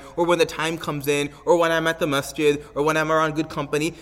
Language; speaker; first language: English; native; English